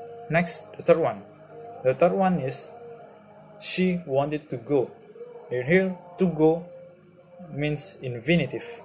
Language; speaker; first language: English; non-native, learner; Indonesian